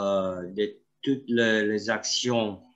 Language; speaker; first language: French; non-native, fluent; Romanian